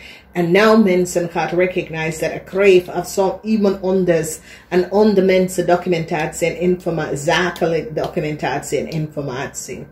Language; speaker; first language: Dutch; non-native, learner; English